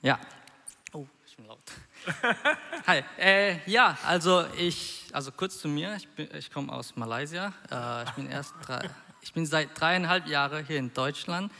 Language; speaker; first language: German; non-native, fluent; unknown